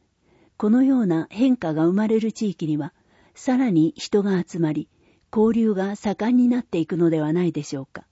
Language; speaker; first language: Japanese; native; Japanese